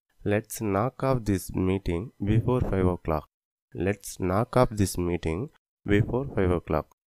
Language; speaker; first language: English; non-native, local second language; Tamil